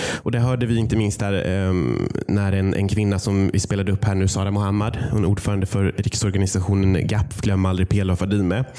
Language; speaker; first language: Swedish; native; Swedish